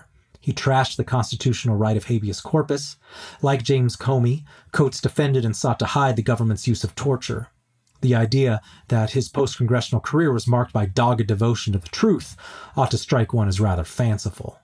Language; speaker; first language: English; native; English